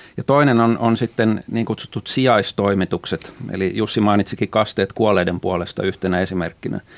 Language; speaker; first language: Finnish; native; Finnish